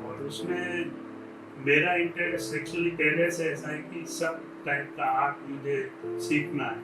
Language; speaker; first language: Hindi; non-native, local second language; Gujarati